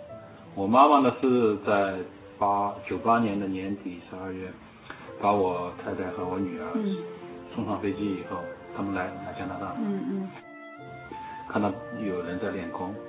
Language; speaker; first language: Chinese; native; Chinese